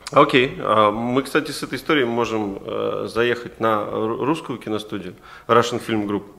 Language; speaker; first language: Russian; native; Russian